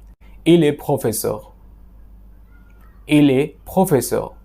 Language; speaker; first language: French; non-native, fluent; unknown